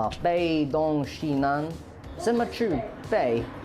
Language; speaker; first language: Chinese; non-native, learner; English